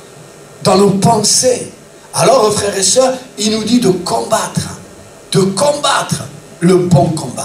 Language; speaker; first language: French; native; French